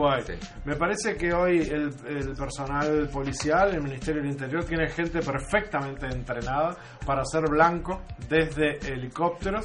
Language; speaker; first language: Spanish; native; Spanish